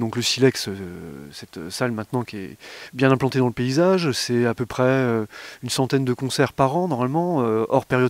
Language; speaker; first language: French; native; French